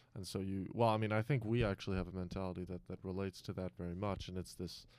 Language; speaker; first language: English; non-native, fluent; French